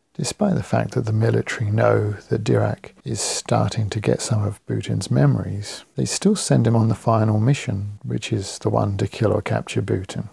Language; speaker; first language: English; native; English